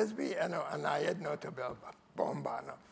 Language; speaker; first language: Czech; non-native, learner; English